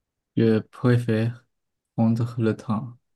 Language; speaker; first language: French; non-native, learner; Chinese